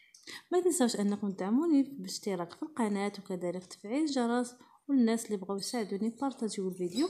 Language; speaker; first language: Arabic; native; Arabic